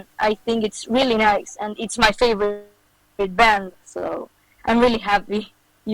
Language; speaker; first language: English; non-native, fluent; Spanish